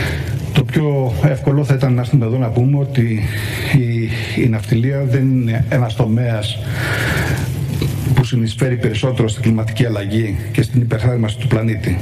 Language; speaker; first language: Greek; native; Greek